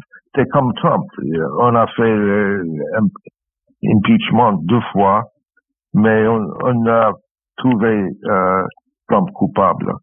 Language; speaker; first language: French; non-native, fluent; English